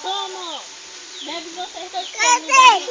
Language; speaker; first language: Portuguese; native; Portuguese